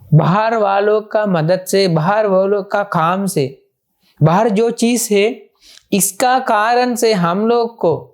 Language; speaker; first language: Hindi; non-native, fluent; Sinhala